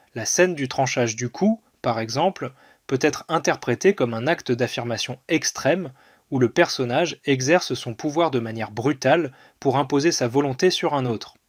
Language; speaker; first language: French; native; French